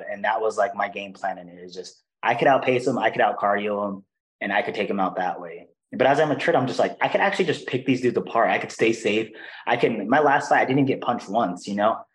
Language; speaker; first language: English; non-native, fluent; Portuguese